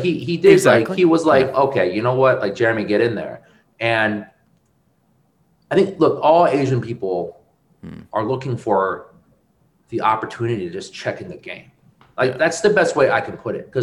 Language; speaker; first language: English; native; English